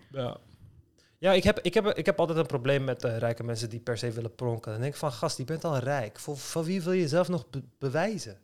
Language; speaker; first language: Dutch; early bilingual, other home language; Turkish